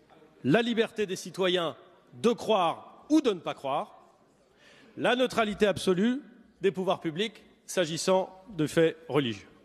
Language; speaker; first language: French; native; French